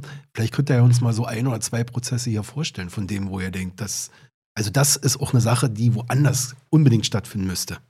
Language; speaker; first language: German; native; German